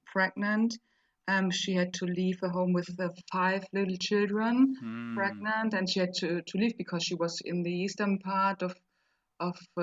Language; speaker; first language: English; non-native, fluent; German